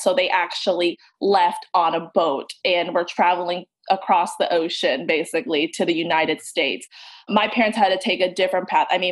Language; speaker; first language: English; native; English